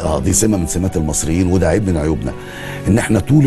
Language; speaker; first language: Arabic; native; Arabic